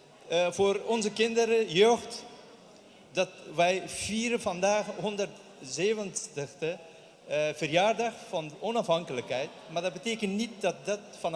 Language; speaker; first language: Dutch; non-native, fluent; Pashto